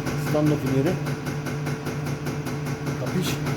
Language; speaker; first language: Italian; non-native, learner; Turkish